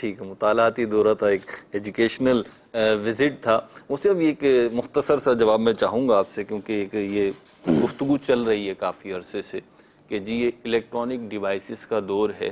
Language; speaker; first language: Urdu; native; Urdu